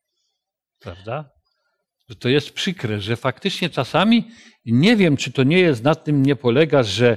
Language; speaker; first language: Polish; native; Polish